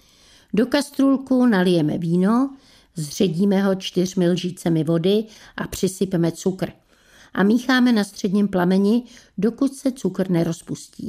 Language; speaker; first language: Czech; native; Czech